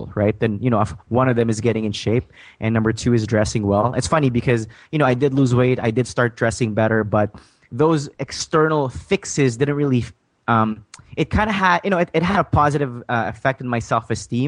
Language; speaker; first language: English; non-native, fluent; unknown